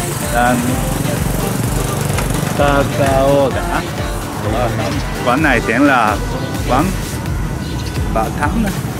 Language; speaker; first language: Vietnamese; non-native, learner; Japanese